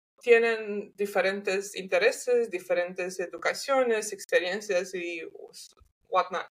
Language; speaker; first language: Spanish; non-native, learner; English